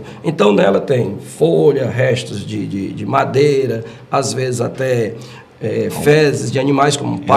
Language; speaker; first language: Portuguese; native; Portuguese